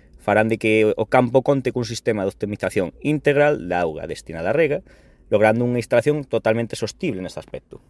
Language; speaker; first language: Galician; native; Galician